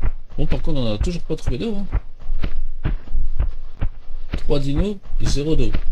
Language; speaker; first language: French; native; French